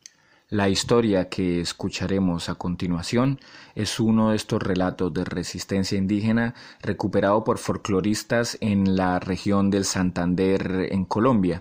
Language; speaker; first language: Spanish; native; Spanish